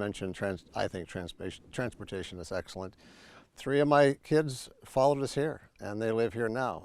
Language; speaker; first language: English; native; English